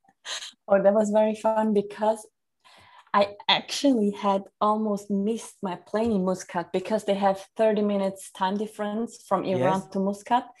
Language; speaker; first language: English; non-native, fluent; Swiss German